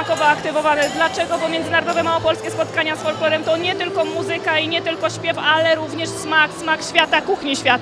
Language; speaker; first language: Polish; native; Polish